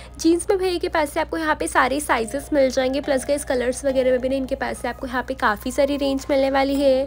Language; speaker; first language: Hindi; native; Hindi